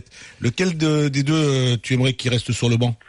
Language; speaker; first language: French; native; French